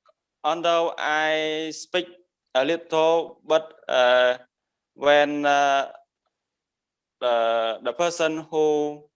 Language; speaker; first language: English; non-native, learner; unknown